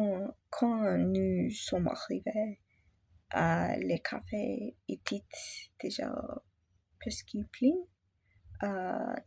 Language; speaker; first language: French; non-native, learner; English